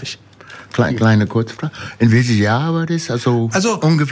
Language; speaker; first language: German; non-native, fluent; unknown